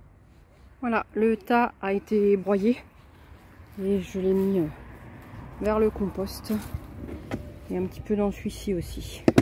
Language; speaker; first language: French; native; French